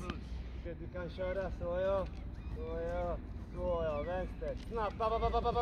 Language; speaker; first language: Swedish; non-native, learner; Serbian